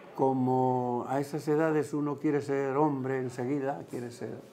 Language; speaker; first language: Spanish; native; Spanish